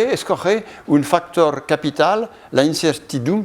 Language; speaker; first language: Spanish; non-native, learner; French